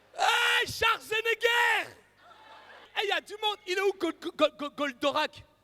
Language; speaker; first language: French; early bilingual, other home language; Arabic